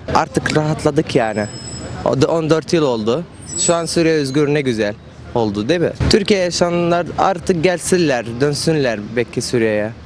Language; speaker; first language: Turkish; non-native, fluent; Arabic